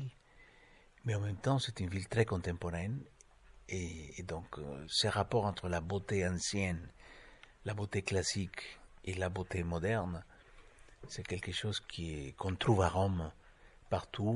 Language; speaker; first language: French; non-native, fluent; Spanish